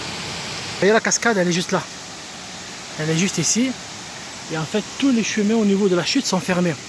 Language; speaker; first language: French; native; French